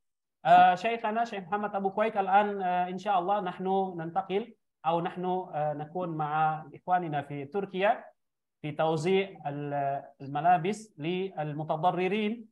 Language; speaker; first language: Arabic; non-native, fluent; Indonesian